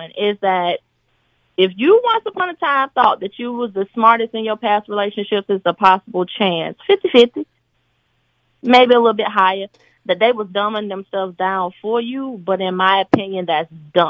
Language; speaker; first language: English; native; English